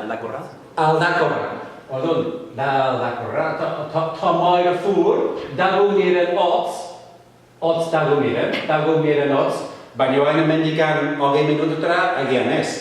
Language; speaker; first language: Basque; non-native, fluent; English